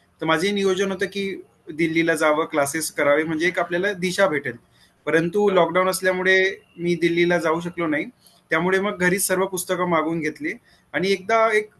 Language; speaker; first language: Marathi; native; Marathi